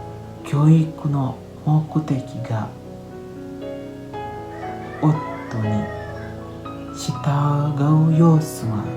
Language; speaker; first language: Japanese; non-native, learner; Indonesian